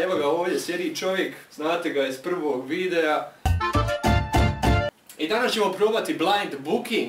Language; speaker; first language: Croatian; early bilingual, heritage; Croatian